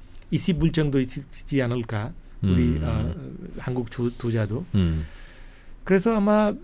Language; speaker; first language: Korean; non-native, fluent; Hindi